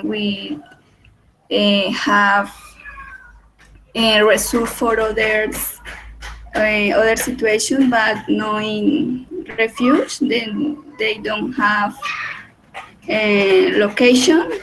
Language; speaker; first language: English; non-native, learner; Spanish